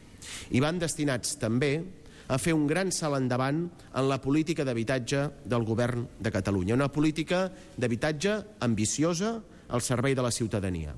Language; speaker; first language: Catalan; native; Catalan